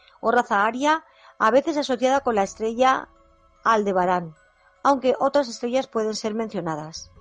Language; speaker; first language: Spanish; native; Spanish